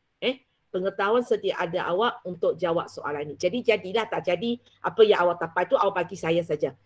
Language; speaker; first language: Malay; non-native, local second language; Chinese